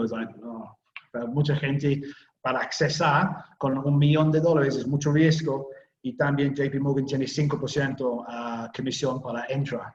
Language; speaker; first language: Spanish; non-native, learner; English